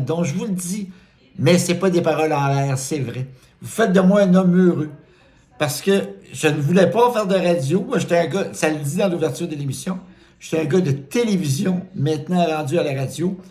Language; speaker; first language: French; native; French